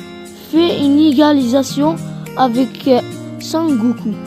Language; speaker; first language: French; non-native, learner; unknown